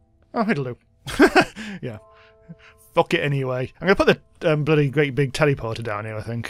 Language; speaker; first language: English; native; English